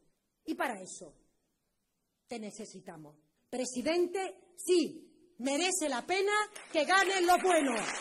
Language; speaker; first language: Spanish; native; Spanish